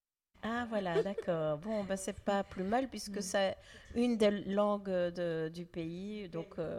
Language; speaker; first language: French; native; French